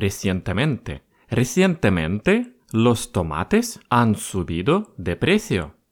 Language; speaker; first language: Spanish; non-native, fluent; Russian